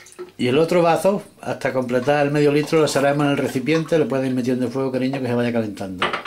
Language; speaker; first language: Spanish; native; Spanish